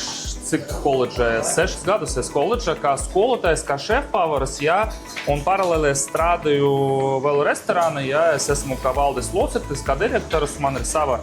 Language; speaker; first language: Latvian; non-native, local second language; Russian